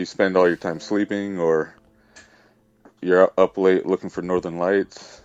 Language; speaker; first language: English; native; English